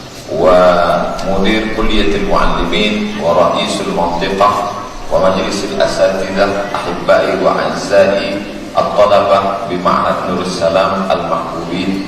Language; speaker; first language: Arabic; non-native, fluent; Indonesian